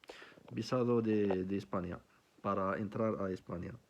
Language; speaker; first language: Spanish; non-native, learner; Arabic